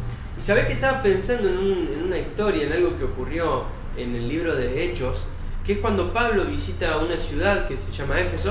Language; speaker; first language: Spanish; native; Spanish